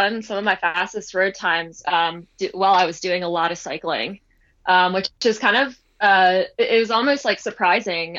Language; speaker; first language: English; native; English